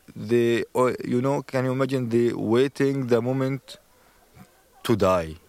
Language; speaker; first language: English; non-native, learner; Arabic